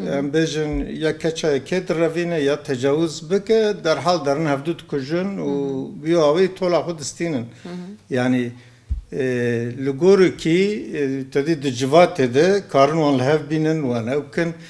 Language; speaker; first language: Kurdish; native; Kurdish